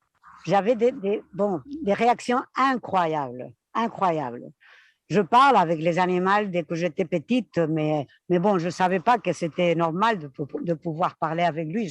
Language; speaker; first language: French; non-native, fluent; Spanish